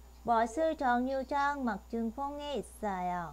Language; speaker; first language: Korean; non-native, fluent; Vietnamese